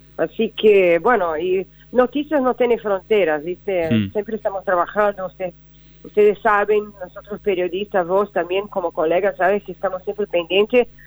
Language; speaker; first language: Spanish; non-native, fluent; Portuguese